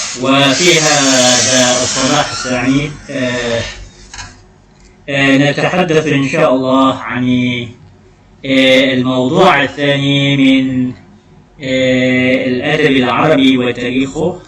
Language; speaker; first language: Arabic; non-native, fluent; Malay